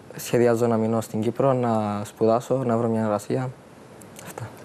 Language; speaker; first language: Greek; early bilingual, other home language; Arabic